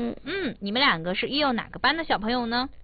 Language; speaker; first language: Chinese; native; Chinese